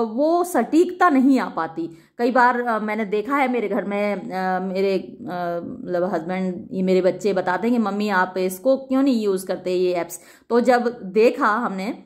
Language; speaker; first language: Hindi; native; Hindi